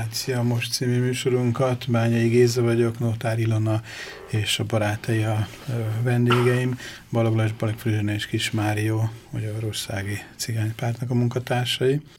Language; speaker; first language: Hungarian; native; Hungarian